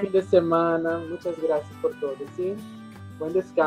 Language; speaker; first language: Spanish; non-native, fluent; Portuguese